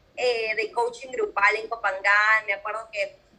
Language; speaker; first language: Spanish; native; Spanish